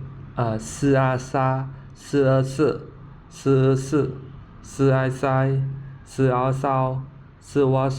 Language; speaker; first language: Chinese; non-native, learner; Khmer